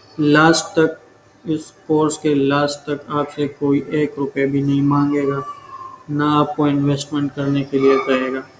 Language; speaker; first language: Urdu; non-native, local second language; Pashto